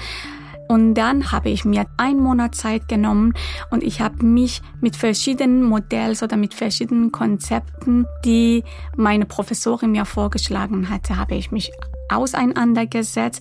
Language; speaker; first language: German; non-native, fluent; Persian